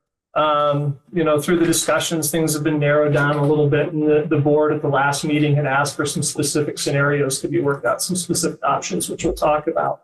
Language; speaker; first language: English; native; English